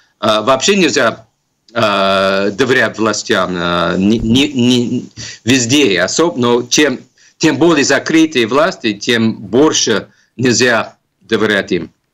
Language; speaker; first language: Russian; non-native, fluent; English